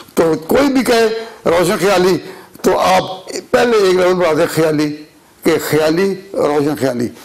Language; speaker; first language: Urdu; non-native, local second language; Punjabi